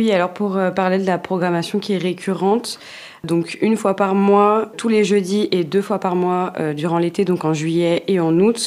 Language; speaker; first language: French; native; French